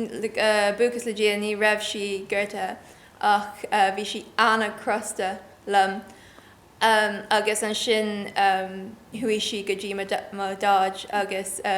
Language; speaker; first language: Irish; non-native, learner; English